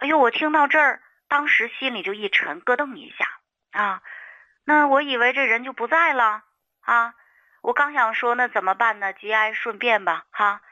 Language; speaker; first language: Chinese; native; Chinese